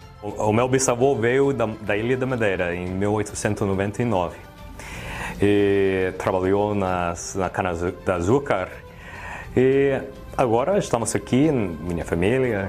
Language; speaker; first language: Portuguese; early bilingual, heritage; English